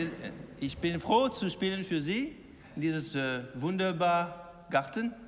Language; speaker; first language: German; non-native, learner; English